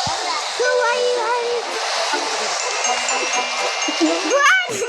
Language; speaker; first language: English; non-native, learner; Bangla